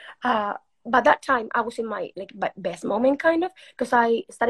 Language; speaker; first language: English; non-native, fluent; Spanish